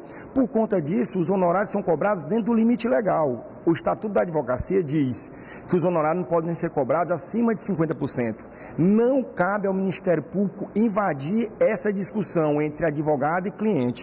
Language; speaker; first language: Portuguese; native; Portuguese